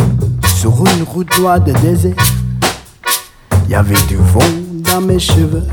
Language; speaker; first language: French; non-native, learner; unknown